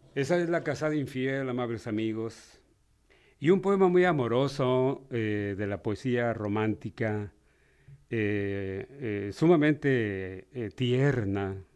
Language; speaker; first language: Spanish; native; Spanish